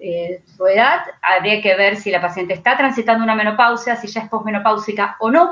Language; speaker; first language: Spanish; native; Spanish